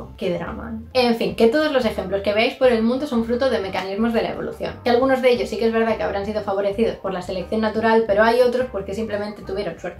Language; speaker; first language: Spanish; native; Spanish